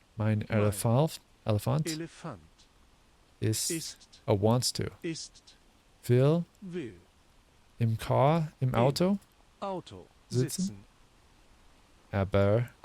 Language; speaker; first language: German; non-native, learner; English